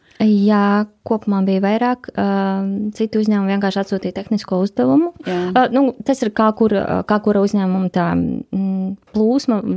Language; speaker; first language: Latvian; non-native, local second language; Russian